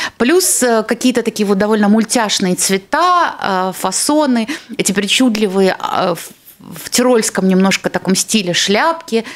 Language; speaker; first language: Russian; native; Russian